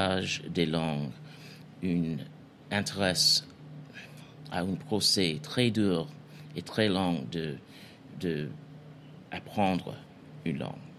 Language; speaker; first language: French; non-native, fluent; English